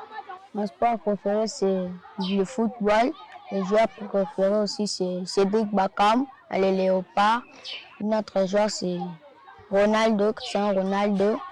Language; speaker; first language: French; non-native, local second language; Lingala